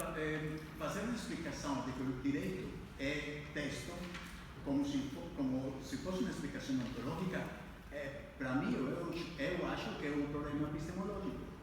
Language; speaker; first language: Portuguese; non-native, fluent; Spanish